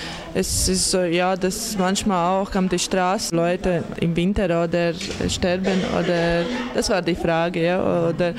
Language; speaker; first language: German; non-native, learner; Latvian